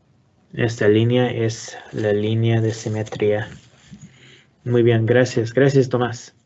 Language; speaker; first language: Spanish; non-native, learner; English